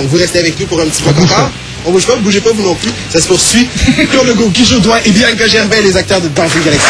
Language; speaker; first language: French; native; French